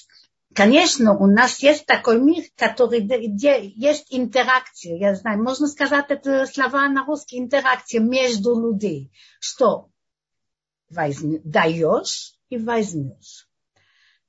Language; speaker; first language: Russian; non-native, learner; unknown